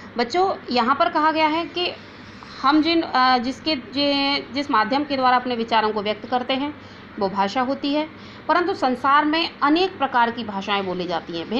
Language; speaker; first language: Hindi; native; Hindi